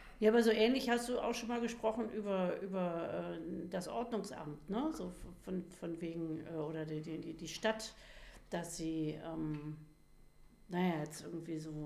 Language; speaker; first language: German; native; German